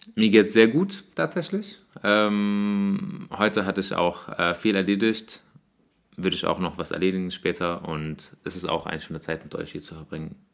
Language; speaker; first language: German; non-native, fluent; Arabic